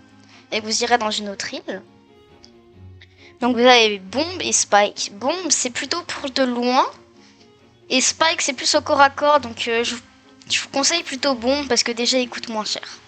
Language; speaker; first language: French; native; French